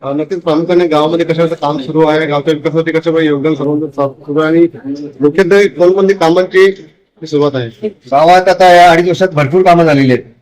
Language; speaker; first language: Marathi; native; Marathi